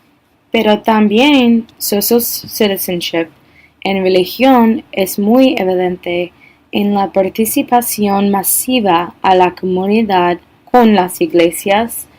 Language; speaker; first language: Spanish; non-native, learner; English